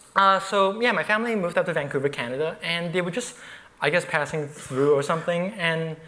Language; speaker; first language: English; native; English